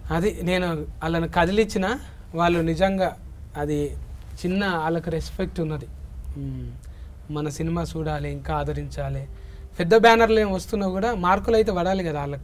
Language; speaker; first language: Telugu; native; Telugu